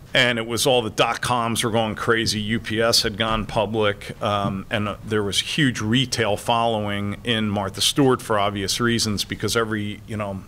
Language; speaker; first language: English; native; English